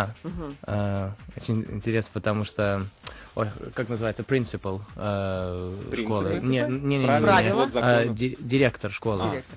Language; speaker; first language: Russian; early bilingual, heritage; Russian